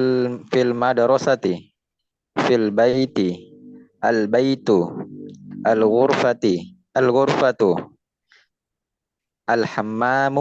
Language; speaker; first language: Arabic; non-native, learner; Indonesian